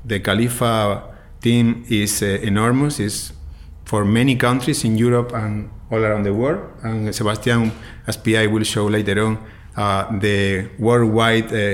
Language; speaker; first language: English; non-native, fluent; Spanish